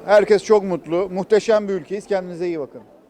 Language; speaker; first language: Turkish; native; Turkish